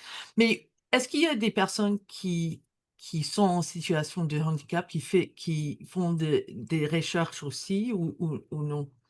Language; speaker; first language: French; non-native, learner; English